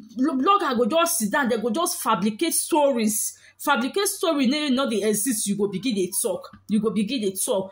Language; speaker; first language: Nigerian Pidgin; native; Nigerian Pidgin